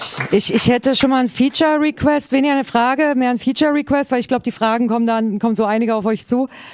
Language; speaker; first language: German; native; German